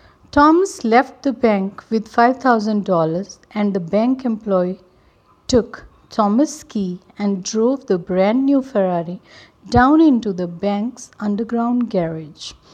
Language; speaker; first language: English; non-native, local second language; Punjabi